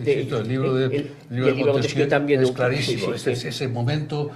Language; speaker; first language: Spanish; native; Spanish